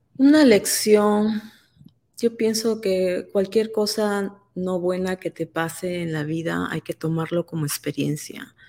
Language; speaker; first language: Spanish; native; Spanish